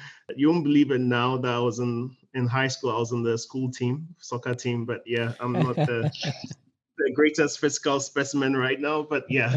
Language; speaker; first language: English; non-native, local second language; Akan